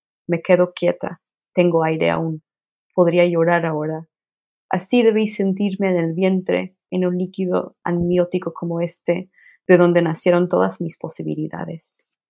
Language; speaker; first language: Spanish; non-native, fluent; English